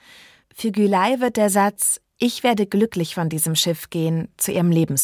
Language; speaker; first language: German; native; German